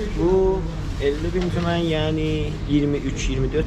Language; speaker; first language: Turkish; non-native, fluent; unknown